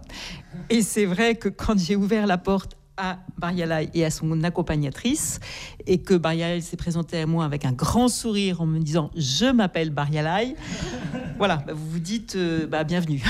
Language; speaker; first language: French; native; French